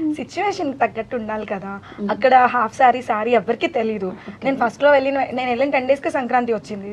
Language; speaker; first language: Telugu; native; Telugu